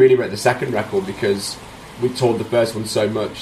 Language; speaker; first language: English; native; English